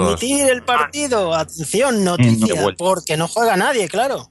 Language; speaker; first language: Spanish; native; Spanish